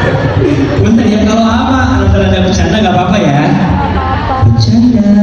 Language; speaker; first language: Indonesian; native; Indonesian